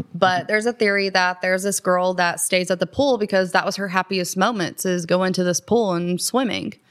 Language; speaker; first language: English; native; English